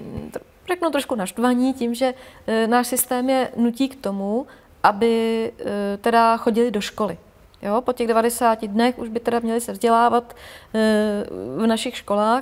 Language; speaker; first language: Czech; native; Czech